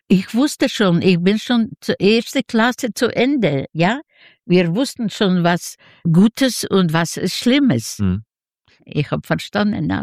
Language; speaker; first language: German; non-native, learner; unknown